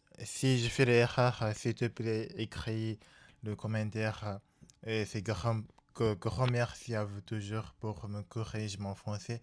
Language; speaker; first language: French; non-native, learner; Japanese